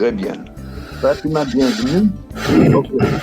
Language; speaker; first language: French; non-native, fluent; Dutch